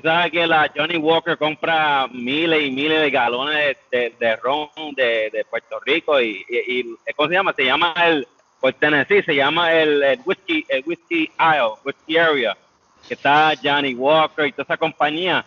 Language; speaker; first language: Spanish; native; Spanish